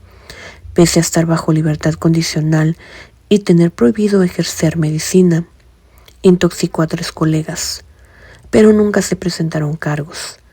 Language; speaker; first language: Spanish; native; Spanish